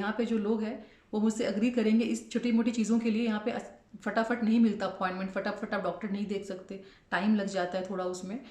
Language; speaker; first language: Hindi; native; Hindi